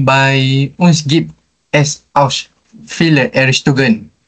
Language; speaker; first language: German; non-native, learner; Malay